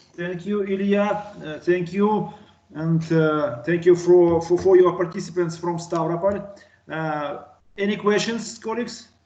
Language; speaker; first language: English; non-native, learner; Russian